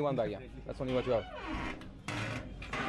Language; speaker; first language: English; non-native, learner; French